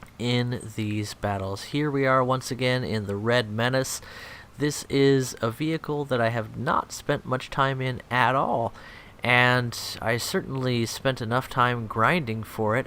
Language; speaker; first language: English; native; English